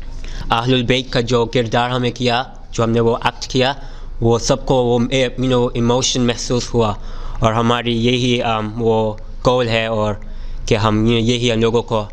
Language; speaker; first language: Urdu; early bilingual, heritage; Urdu